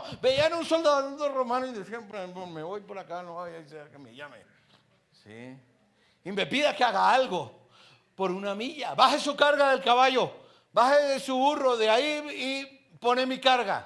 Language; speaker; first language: Spanish; native; Spanish